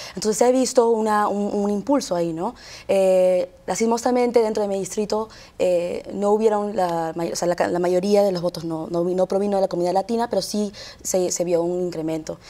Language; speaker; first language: Spanish; early bilingual, heritage; Spanish